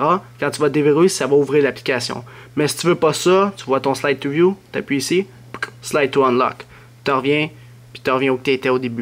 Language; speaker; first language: French; native; French